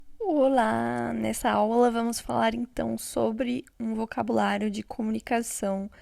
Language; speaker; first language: Portuguese; native; Portuguese